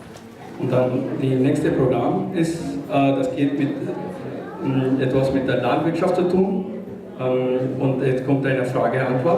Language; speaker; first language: German; non-native, learner; Tamil